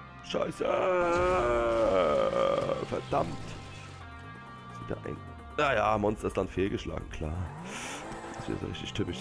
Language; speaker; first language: German; native; German